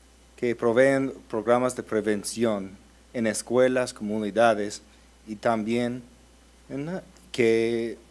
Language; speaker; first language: Spanish; early bilingual, heritage; Spanish